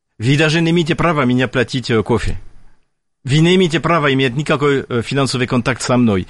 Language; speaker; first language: Russian; non-native, fluent; French